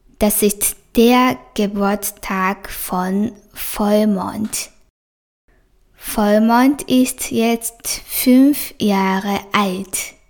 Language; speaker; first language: German; non-native, fluent; Japanese